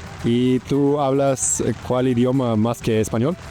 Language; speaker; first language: Spanish; non-native, fluent; English